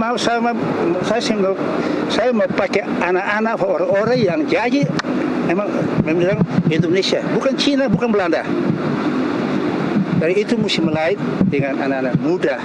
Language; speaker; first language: Indonesian; early bilingual, heritage; Indonesian